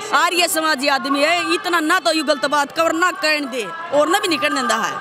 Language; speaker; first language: Hindi; native; Hindi